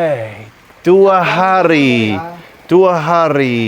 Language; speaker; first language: Indonesian; non-native, learner; English